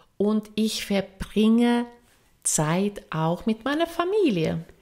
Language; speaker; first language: German; non-native, fluent; Finnish